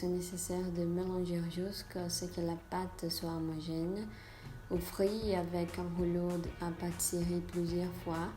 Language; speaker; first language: French; non-native, learner; Portuguese